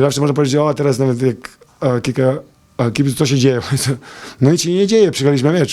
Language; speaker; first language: Polish; non-native, fluent; Serbian